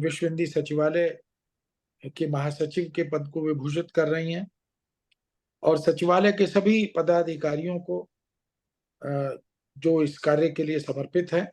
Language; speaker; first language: Hindi; native; Hindi